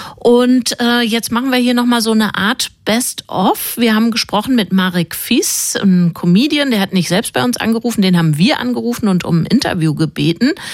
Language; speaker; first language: German; native; German